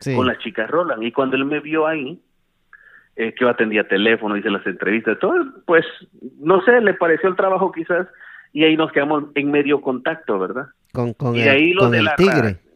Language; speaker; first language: Spanish; native; Spanish